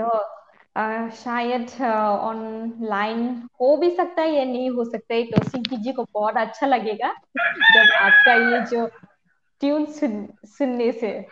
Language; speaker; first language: Hindi; non-native, local second language; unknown